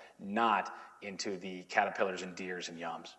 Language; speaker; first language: English; native; English